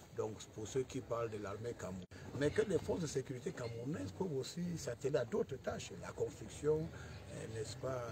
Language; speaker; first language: French; non-native, local second language; English